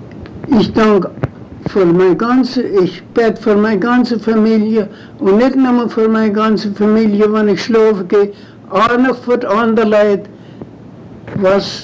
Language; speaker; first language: German; early bilingual, heritage; German